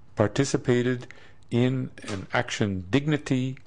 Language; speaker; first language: English; native; English